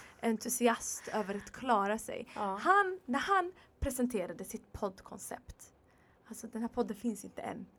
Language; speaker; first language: Swedish; early bilingual, other home language; Arabic